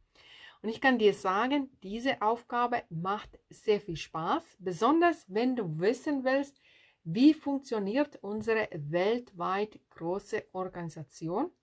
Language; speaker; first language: German; non-native, fluent; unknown